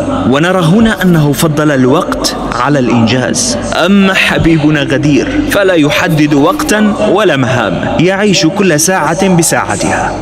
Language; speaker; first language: Arabic; native; Arabic